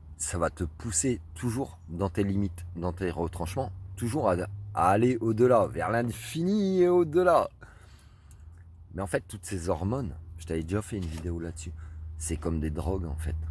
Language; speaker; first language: French; native; French